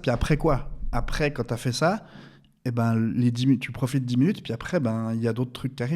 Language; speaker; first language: French; native; French